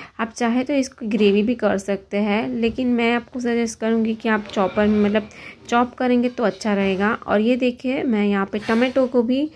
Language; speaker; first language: Hindi; non-native, local second language; Gujarati